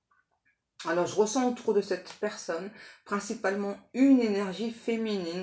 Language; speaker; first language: French; native; French